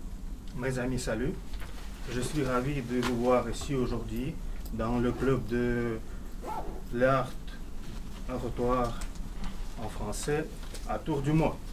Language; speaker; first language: French; non-native, fluent; Russian